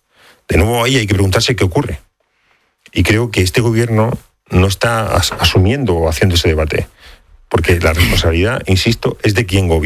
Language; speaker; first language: Spanish; native; Spanish